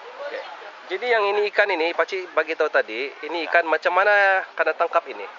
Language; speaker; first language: Indonesian; non-native, local second language; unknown